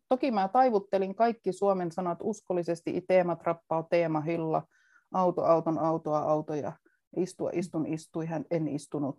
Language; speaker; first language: Finnish; native; Finnish